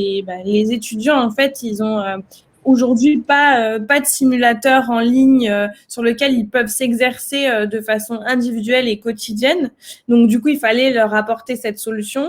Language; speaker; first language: French; native; French